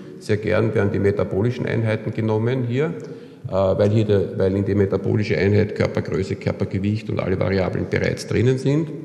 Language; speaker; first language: German; native; German